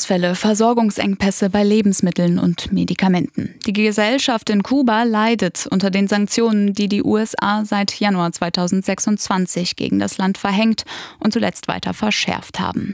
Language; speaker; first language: German; native; German